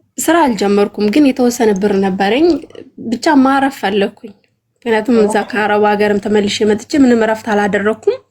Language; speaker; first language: Amharic; non-native, local second language; Oromo